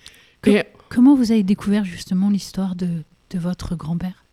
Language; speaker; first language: French; native; French